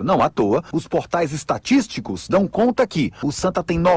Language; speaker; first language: Portuguese; native; Portuguese